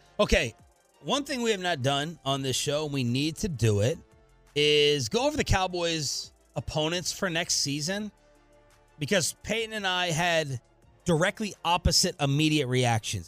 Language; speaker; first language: English; native; English